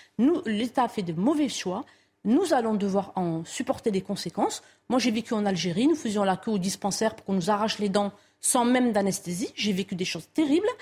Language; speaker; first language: French; non-native, local second language; Arabic